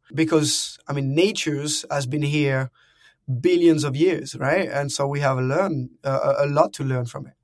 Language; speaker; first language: English; non-native, fluent; French